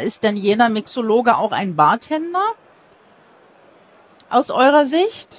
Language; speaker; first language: German; native; German